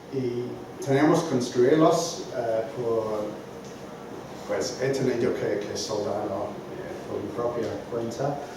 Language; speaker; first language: Spanish; non-native, fluent; English